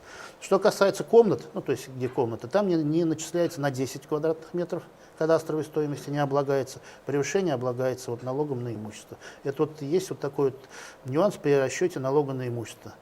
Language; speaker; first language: Russian; native; Russian